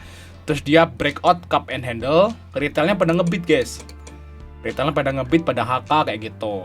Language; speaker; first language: Indonesian; native; Indonesian